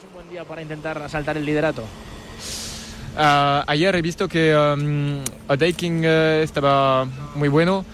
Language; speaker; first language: Spanish; non-native, learner; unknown